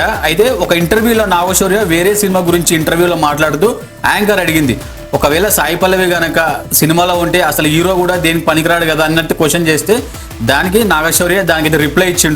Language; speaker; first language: Telugu; native; Telugu